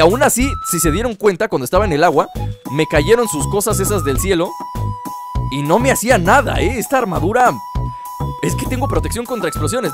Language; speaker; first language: Spanish; native; Spanish